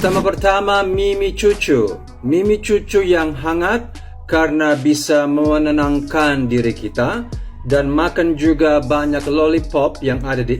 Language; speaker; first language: Indonesian; non-native, fluent; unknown